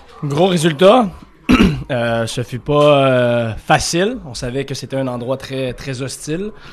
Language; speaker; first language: French; native; French